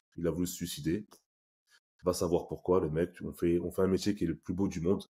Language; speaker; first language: French; native; French